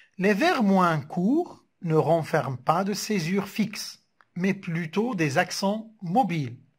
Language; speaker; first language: French; non-native, local second language; Arabic